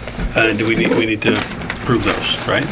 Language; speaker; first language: English; native; English